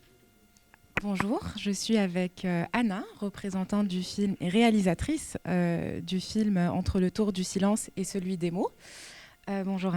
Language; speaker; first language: French; native; French